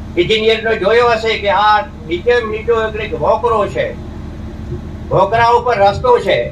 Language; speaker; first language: Gujarati; non-native, local second language; Kachhi